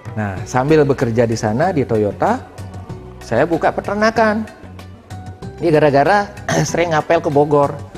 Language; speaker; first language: Indonesian; non-native, local second language; Balinese